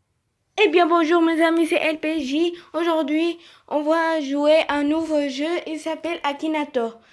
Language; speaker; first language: French; non-native, learner; Arabic